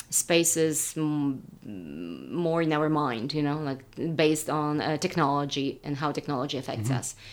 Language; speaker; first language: English; non-native, fluent; Polish